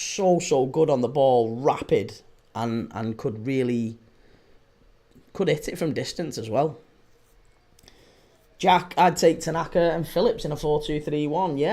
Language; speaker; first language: English; native; English